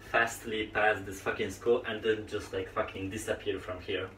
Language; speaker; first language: English; non-native, fluent; Polish